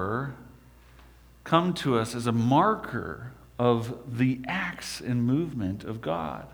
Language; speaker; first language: English; native; English